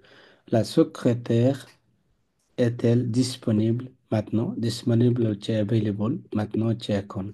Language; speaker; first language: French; non-native, fluent; Bangla